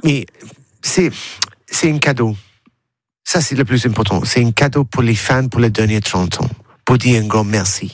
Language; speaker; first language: French; non-native, learner; English